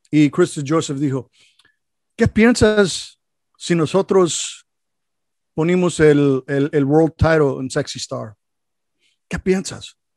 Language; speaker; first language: Spanish; non-native, learner; English